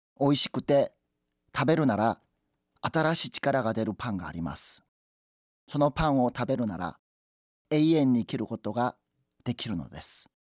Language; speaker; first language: Japanese; non-native, fluent; Korean